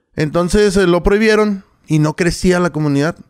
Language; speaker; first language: Spanish; native; Spanish